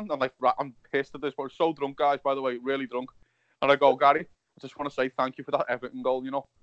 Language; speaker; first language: English; native; English